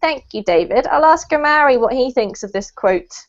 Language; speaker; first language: English; native; English